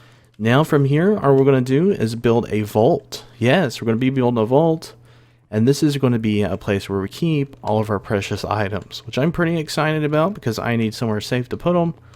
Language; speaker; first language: English; native; English